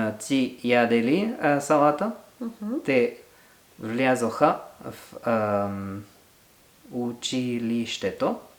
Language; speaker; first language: Bulgarian; non-native, learner; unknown